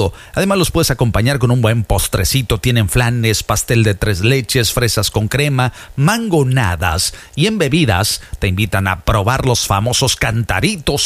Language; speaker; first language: Spanish; native; Spanish